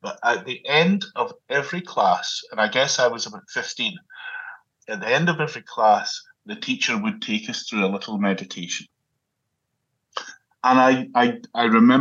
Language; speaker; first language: English; native; English